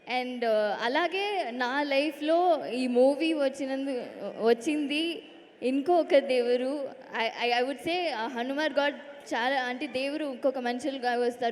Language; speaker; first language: Telugu; non-native, learner; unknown